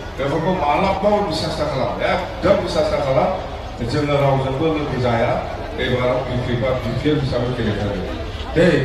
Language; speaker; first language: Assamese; non-native, local second language; Bodo